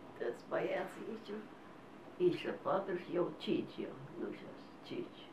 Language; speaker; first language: Romanian; early bilingual, heritage; Romanian